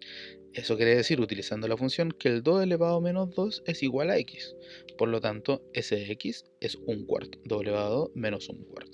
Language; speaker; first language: Spanish; native; Spanish